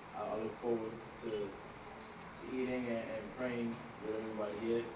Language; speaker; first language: English; native; English